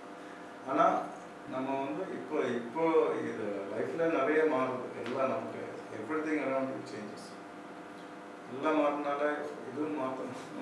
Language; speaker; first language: Tamil; non-native, local second language; Malayalam